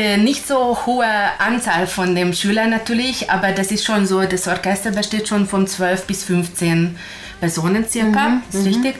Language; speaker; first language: German; non-native, fluent; Hungarian